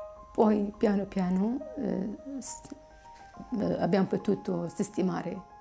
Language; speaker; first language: Italian; non-native, fluent; Assyrian Neo-Aramaic